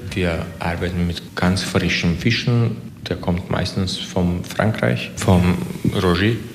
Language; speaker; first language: German; non-native, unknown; Hungarian